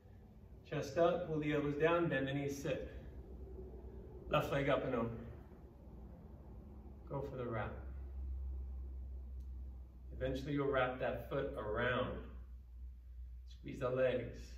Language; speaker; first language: English; native; English